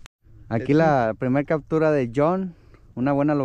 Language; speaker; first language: Spanish; native; Spanish